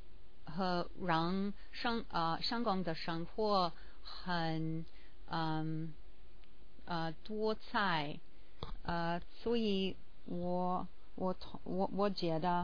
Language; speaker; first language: Chinese; non-native, learner; English